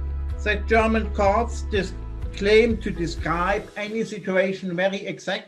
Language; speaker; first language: English; non-native, fluent; German